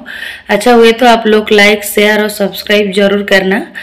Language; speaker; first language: Hindi; non-native, local second language; Odia